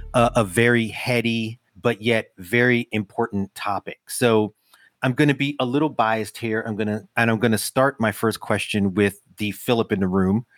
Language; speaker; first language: English; native; English